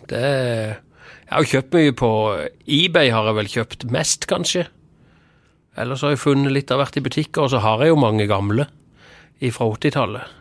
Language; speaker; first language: Norwegian; native; Norwegian